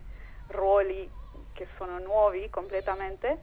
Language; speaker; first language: Italian; non-native, fluent; Spanish